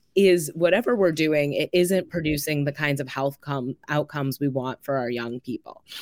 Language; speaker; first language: English; native; English